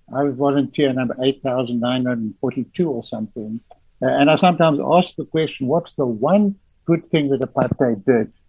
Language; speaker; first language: English; native; English